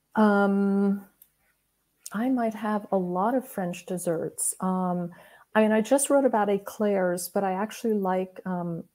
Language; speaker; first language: English; native; English